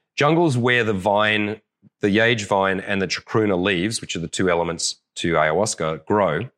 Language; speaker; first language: English; native; English